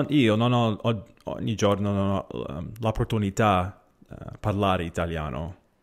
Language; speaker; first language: Italian; early bilingual, heritage; Italian